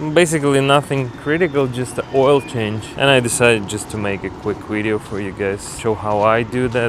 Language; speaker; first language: English; non-native, fluent; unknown